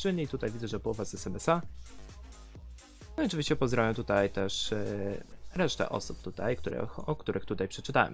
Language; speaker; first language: Polish; native; Polish